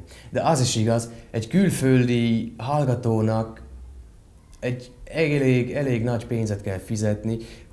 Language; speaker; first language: Hungarian; non-native, fluent; German